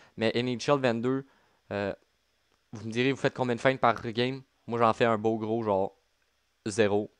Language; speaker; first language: French; native; French